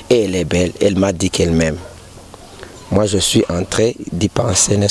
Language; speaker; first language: French; non-native, local second language; Rundi